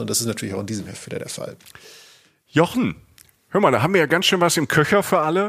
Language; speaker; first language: German; native; German